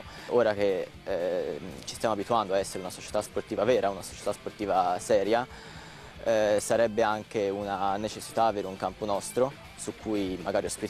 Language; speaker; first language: Italian; native; Italian